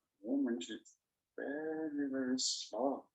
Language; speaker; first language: English; non-native, learner; Chinese